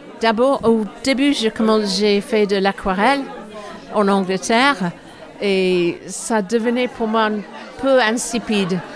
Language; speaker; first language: French; non-native, fluent; English